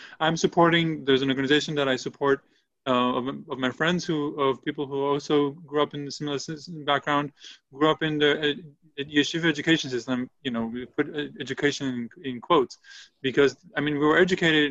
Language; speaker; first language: English; non-native, fluent; Hebrew